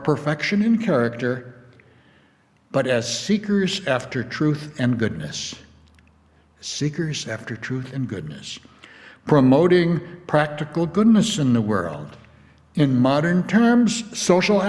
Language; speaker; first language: English; native; English